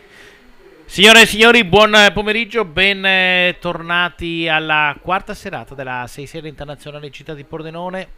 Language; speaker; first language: Italian; native; Italian